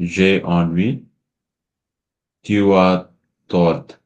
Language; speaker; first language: French; non-native, learner; Hindi